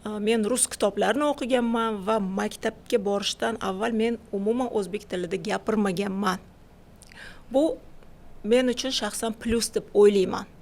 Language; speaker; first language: Uzbek; non-native, local second language; Russian